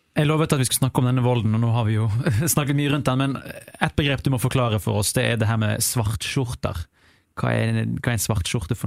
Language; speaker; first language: Norwegian; native; Norwegian